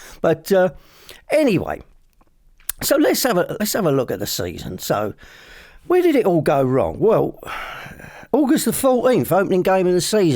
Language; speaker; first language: English; native; English